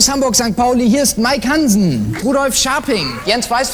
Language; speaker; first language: German; native; German